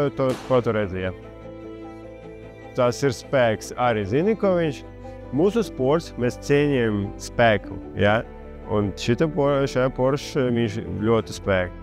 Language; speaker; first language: Latvian; non-native, local second language; Russian